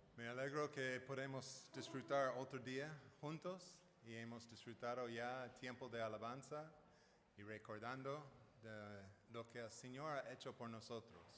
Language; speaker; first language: Spanish; non-native, fluent; English